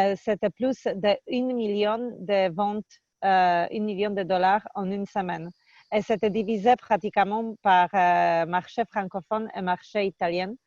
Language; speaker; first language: French; non-native, fluent; Polish